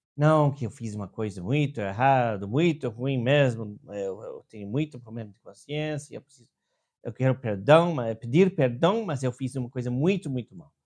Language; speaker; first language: Portuguese; non-native, fluent; English